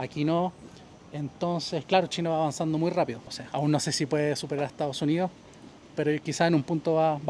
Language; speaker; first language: Spanish; native; Spanish